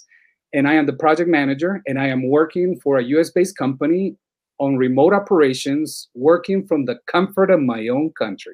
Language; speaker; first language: English; non-native, fluent; Spanish